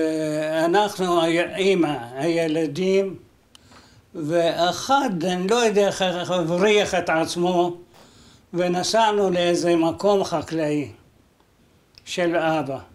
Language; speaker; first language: Hebrew; non-native, fluent; Arabic